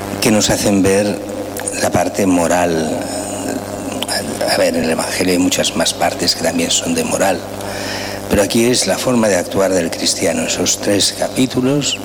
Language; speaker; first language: Spanish; native; Spanish